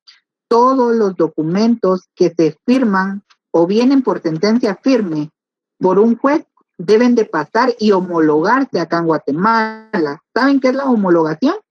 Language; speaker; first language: Spanish; native; Spanish